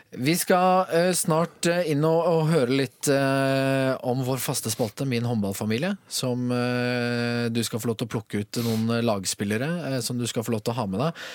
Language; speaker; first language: Norwegian; native; Norwegian